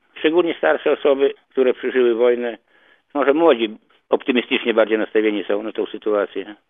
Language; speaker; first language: Polish; native; Polish